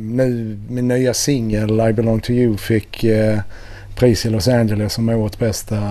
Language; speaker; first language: Swedish; native; Swedish